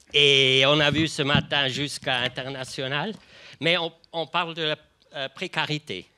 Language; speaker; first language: French; non-native, local second language; German